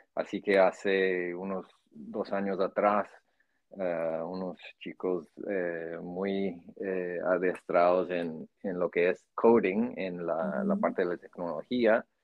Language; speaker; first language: Spanish; non-native, fluent; English